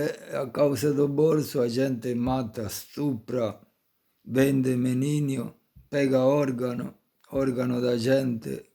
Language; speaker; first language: Portuguese; non-native, fluent; Italian